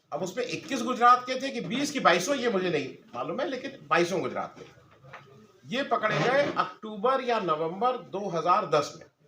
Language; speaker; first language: Hindi; native; Hindi